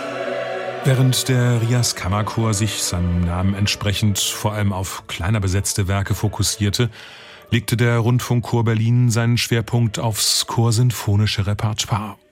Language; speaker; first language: German; native; German